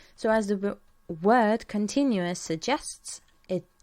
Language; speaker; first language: English; non-native, fluent; Estonian